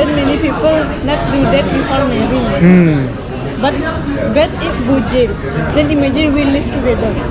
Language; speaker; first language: English; non-native, learner; Indonesian